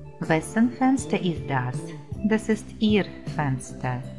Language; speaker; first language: German; non-native, fluent; Ukrainian